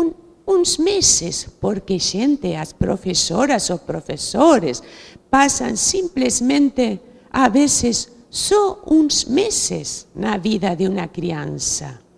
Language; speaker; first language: Portuguese; non-native, fluent; Spanish